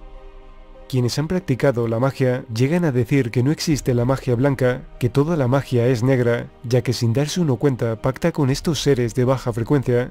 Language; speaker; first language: Spanish; native; Spanish